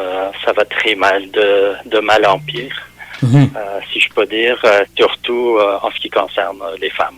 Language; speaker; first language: French; non-native, fluent; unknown